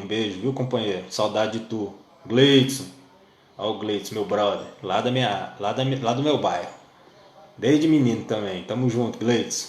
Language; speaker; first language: Portuguese; native; Portuguese